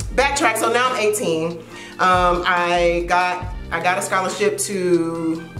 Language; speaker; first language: English; native; English